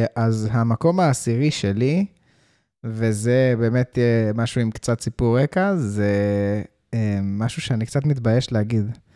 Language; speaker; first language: Hebrew; early bilingual, heritage; Hebrew